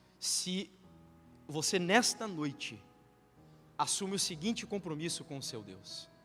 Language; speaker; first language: Portuguese; native; Portuguese